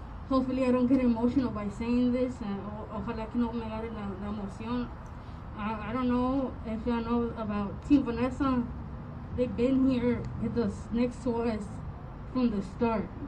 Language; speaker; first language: English; early bilingual, other home language; Spanish